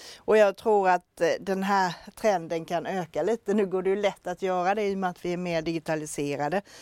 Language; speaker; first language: Swedish; native; Swedish